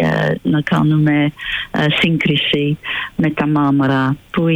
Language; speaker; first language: Greek; non-native, fluent; English